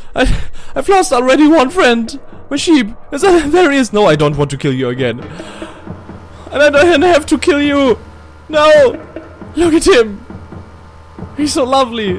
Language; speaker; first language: English; non-native, fluent; German